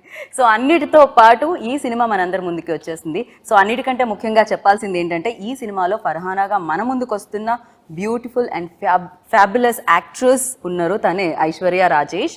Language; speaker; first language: Telugu; native; Telugu